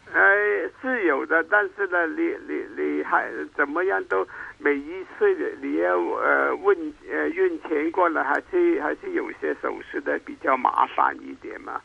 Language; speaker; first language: Chinese; non-native, local second language; Cantonese